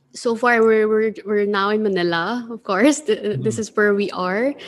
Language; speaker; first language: English; non-native, local second language; Filipino